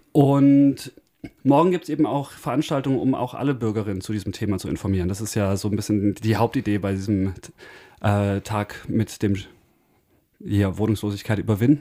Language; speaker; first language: German; native; German